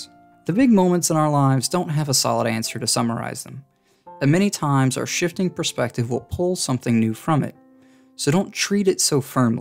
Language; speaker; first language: English; native; English